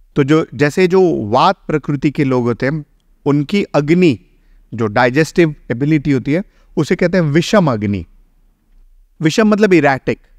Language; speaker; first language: Hindi; native; Hindi